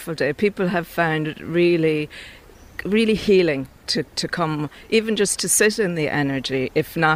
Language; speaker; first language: English; native; English